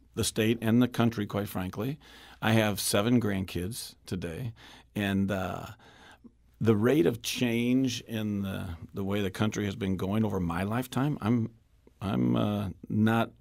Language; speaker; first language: English; native; English